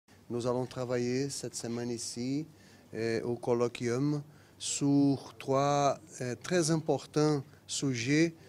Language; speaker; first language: French; non-native, fluent; Portuguese